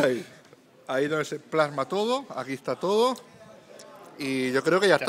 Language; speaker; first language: Spanish; native; Spanish